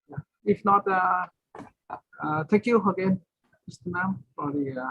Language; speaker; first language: English; non-native, fluent; Vietnamese